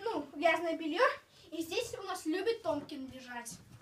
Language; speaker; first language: Russian; early bilingual, heritage; Russian